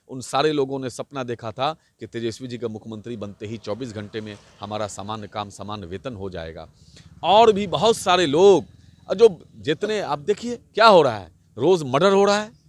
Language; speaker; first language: Hindi; native; Hindi